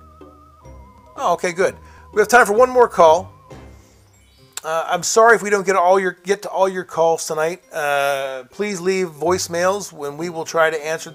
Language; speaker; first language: English; native; English